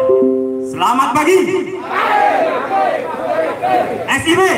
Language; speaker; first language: Indonesian; native; Indonesian